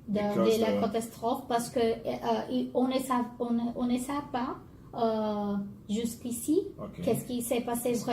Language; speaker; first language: French; non-native, learner; Portuguese